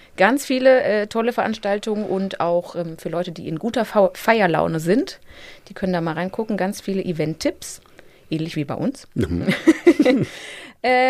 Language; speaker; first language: German; native; German